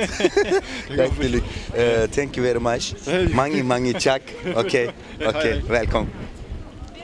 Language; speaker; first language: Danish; non-native, learner; Turkish